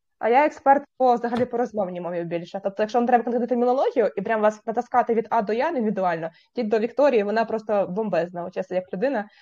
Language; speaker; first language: Ukrainian; native; Ukrainian